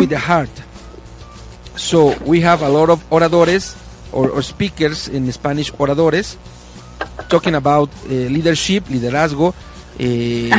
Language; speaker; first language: English; non-native, learner; Spanish